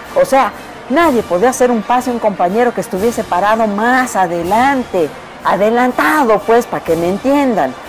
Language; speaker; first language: Spanish; native; Spanish